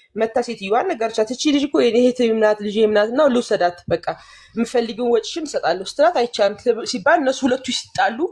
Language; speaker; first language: Amharic; native; Amharic